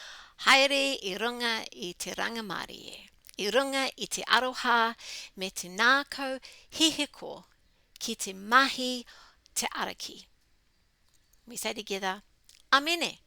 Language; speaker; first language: Māori; non-native, local second language; English